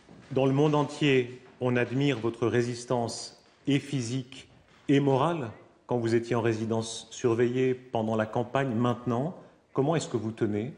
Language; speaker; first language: French; native; French